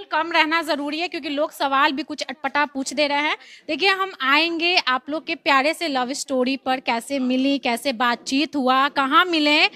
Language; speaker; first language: Hindi; native; Hindi